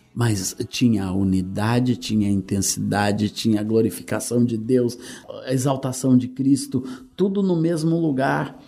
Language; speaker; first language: Portuguese; native; Portuguese